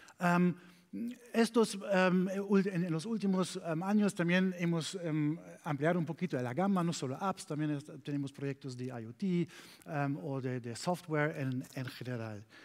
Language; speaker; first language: Spanish; non-native, learner; German